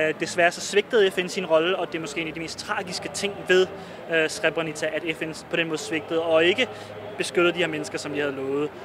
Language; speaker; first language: Danish; early bilingual, other home language; Bosnian